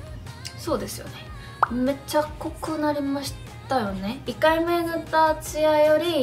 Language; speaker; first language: Japanese; non-native, fluent; Korean